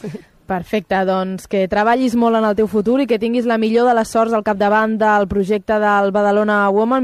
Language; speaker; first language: Catalan; native; Catalan